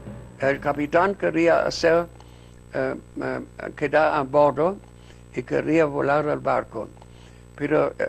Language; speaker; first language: Spanish; non-native, fluent; German